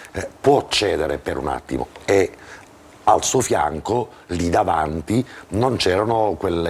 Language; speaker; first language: Italian; native; Italian